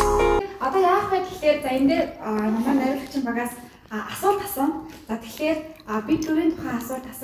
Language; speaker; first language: Mongolian; native; Mongolian